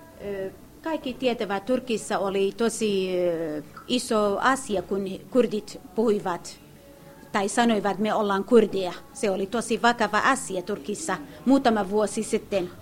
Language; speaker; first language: Finnish; non-native, learner; Kurdish